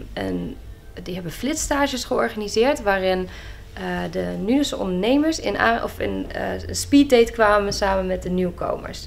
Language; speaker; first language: Dutch; native; Dutch